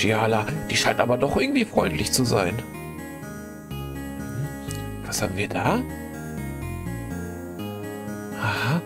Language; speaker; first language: German; native; German